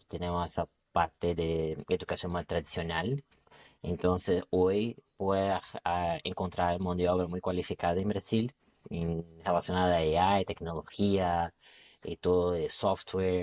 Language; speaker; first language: Spanish; non-native, local second language; Portuguese